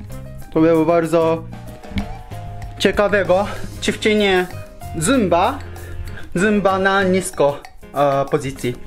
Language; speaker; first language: Polish; non-native, learner; Japanese